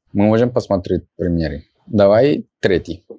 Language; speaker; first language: Russian; non-native, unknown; Spanish